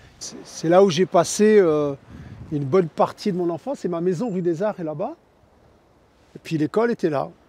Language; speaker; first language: French; early bilingual, other home language; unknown